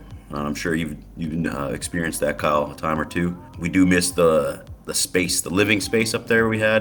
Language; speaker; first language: English; native; English